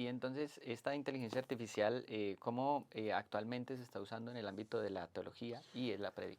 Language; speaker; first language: Spanish; native; Spanish